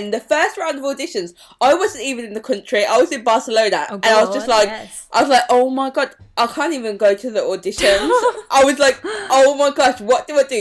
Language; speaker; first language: English; native; English